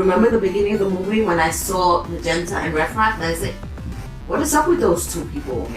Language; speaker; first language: English; native; English